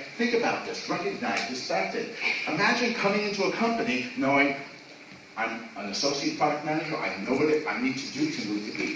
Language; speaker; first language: English; native; English